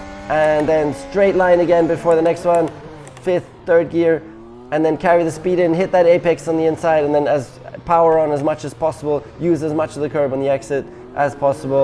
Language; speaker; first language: English; non-native, fluent; German